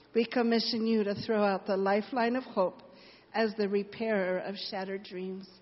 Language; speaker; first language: English; native; English